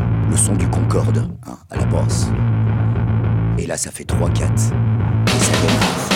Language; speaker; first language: French; native; French